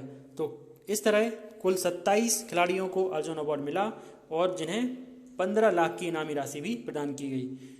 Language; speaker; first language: Hindi; native; Hindi